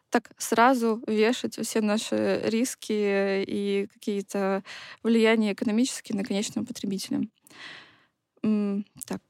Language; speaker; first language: Russian; native; Russian